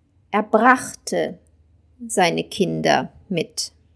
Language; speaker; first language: German; native; German